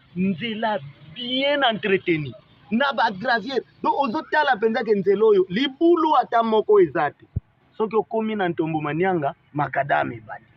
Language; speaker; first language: Lingala; non-native, local second language; Kongo